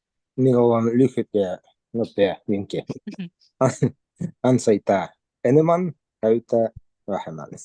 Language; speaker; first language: Finnish; non-native, learner; Russian